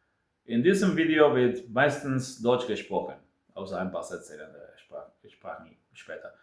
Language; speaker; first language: German; non-native, fluent; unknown